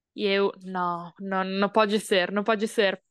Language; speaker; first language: Portuguese; non-native, learner; Italian